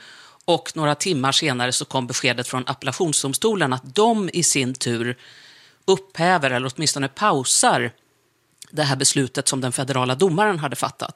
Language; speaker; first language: Swedish; native; Swedish